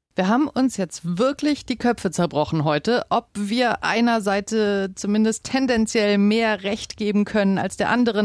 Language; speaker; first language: German; native; German